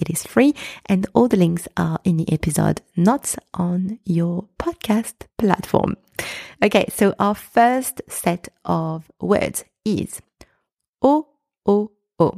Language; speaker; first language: English; non-native, fluent; French